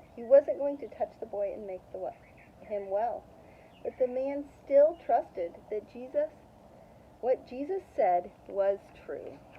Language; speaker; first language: English; native; English